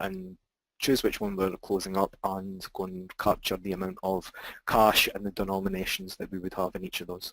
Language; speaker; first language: English; native; English